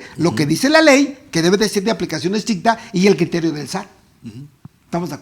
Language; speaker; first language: Spanish; native; Spanish